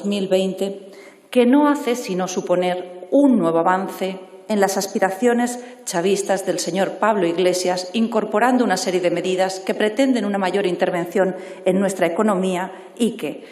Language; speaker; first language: Spanish; native; Spanish